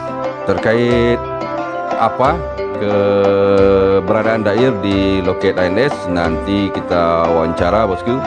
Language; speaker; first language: Indonesian; native; Indonesian